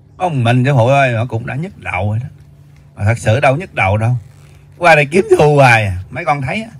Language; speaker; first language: Vietnamese; native; Vietnamese